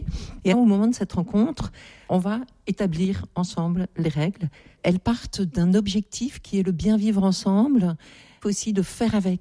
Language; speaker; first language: French; native; French